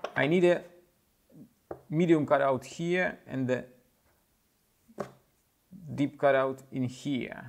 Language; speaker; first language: English; non-native, fluent; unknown